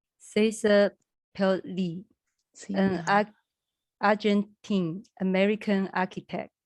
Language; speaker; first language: English; non-native, learner; Chinese